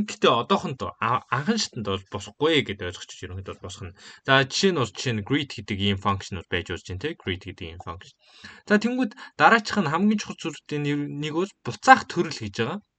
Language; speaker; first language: Mongolian; native; Mongolian